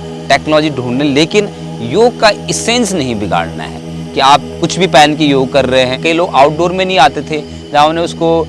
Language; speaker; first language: Hindi; native; Hindi